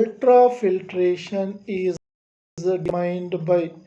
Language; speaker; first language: English; non-native, local second language; Telugu